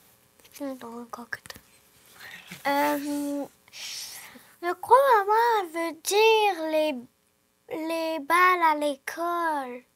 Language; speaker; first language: French; early bilingual, other home language; Ukrainian